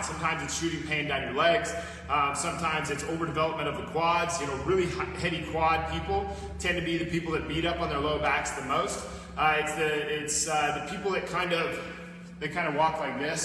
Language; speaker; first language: English; native; English